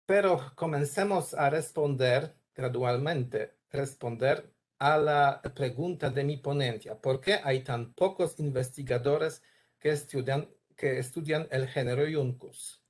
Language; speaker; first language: Spanish; non-native, learner; Polish